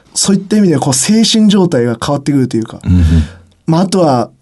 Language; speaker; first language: Japanese; native; Japanese